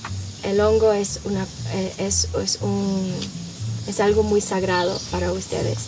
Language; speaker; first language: Spanish; early bilingual, heritage; Spanish